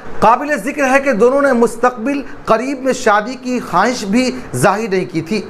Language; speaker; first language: Urdu; native; Urdu